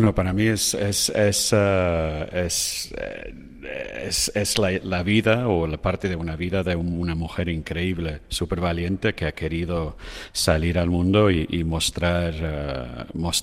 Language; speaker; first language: Spanish; non-native, fluent; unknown